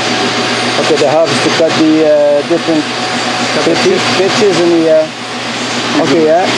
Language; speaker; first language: English; non-native, local second language; French